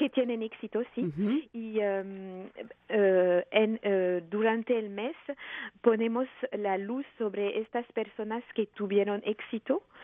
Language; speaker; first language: Spanish; non-native, fluent; French